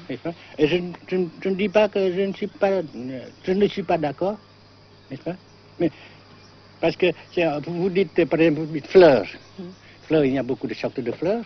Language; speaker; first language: French; non-native, fluent; Vietnamese